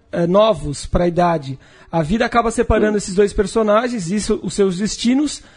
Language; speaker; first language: Portuguese; native; Portuguese